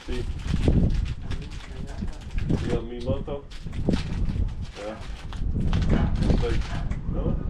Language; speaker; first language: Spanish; non-native, learner; English